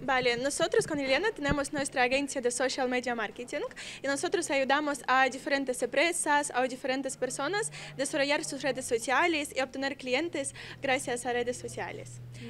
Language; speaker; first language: Spanish; non-native, learner; Russian